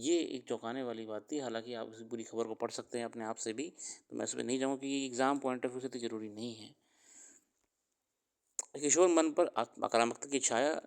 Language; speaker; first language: Hindi; native; Hindi